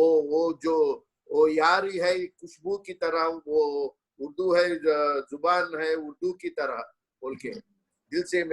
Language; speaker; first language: Hindi; non-native, local second language; Telugu